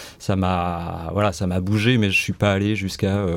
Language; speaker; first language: French; native; French